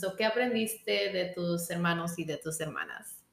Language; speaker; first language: Spanish; early bilingual, heritage; English